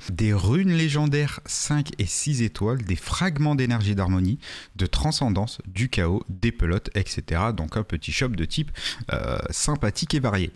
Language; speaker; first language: French; native; French